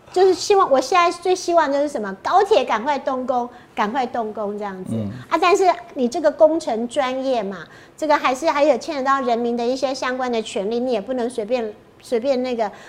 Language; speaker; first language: Chinese; native; Chinese